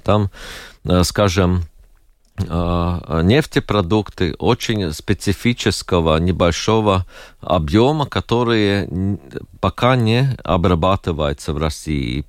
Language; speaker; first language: Russian; non-native, local second language; Latvian